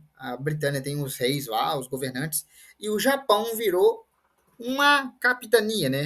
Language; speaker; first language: Portuguese; native; Portuguese